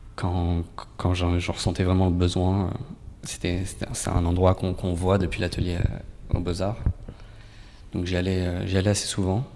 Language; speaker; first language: French; native; French